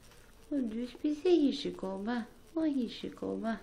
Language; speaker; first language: Norwegian; native; Norwegian